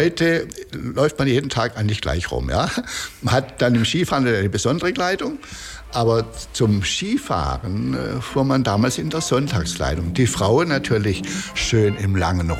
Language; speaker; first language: German; native; German